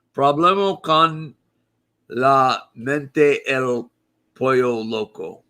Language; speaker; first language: Spanish; non-native, learner; English